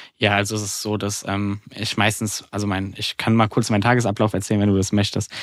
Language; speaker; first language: German; native; German